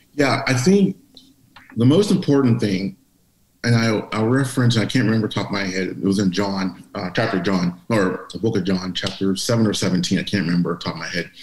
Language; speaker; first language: English; native; English